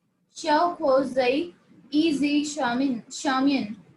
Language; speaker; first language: Chinese; non-native, learner; Hindi